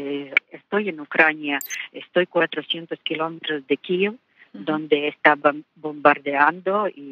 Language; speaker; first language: Spanish; non-native, learner; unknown